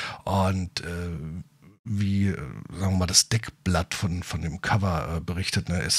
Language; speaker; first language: German; native; German